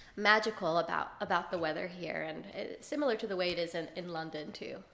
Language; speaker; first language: English; early bilingual, other home language; Hebrew